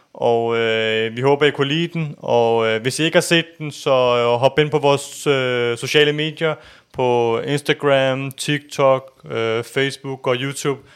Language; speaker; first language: Danish; early bilingual, other home language; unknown